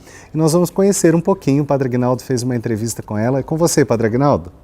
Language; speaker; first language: Portuguese; native; Portuguese